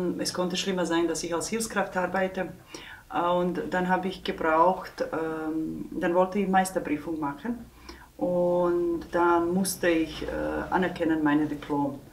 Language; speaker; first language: German; non-native, fluent; Bosnian